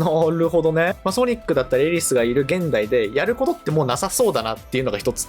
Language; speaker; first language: Japanese; native; Japanese